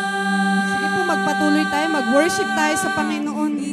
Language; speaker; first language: Filipino; native; Filipino